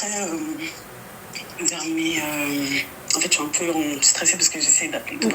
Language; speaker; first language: French; native; French